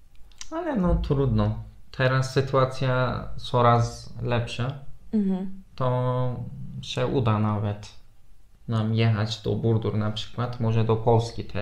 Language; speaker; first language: Polish; non-native, fluent; Turkish